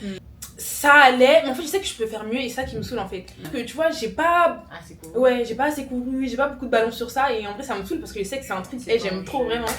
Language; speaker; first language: French; native; French